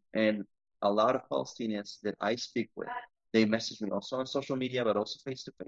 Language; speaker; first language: English; non-native, fluent; Hebrew